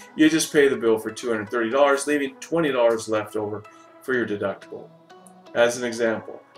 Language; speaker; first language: English; native; English